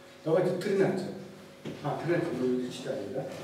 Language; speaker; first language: Russian; non-native, learner; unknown